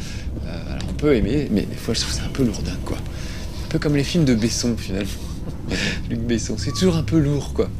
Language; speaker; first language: French; native; French